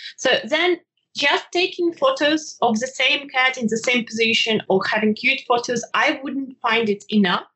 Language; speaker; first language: English; non-native, fluent; Ukrainian